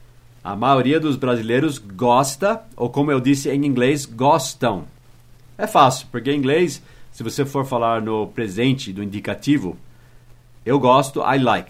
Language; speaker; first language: Portuguese; non-native, fluent; English